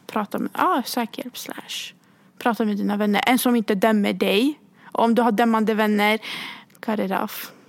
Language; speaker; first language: Swedish; early bilingual, other home language; Kurdish